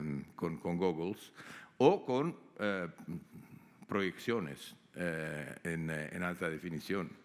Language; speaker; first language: Spanish; non-native, fluent; Italian